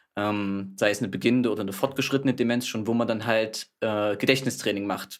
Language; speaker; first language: German; native; German